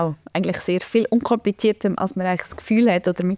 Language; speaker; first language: German; native; German